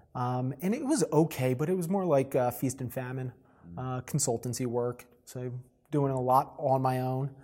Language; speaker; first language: English; native; English